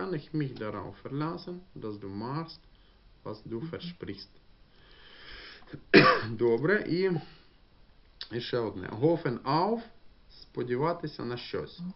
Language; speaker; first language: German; non-native, fluent; Ukrainian